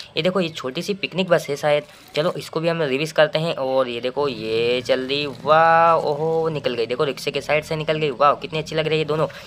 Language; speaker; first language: Hindi; native; Hindi